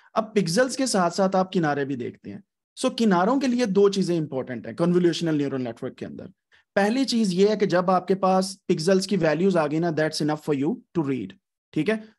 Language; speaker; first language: Urdu; non-native, local second language; Punjabi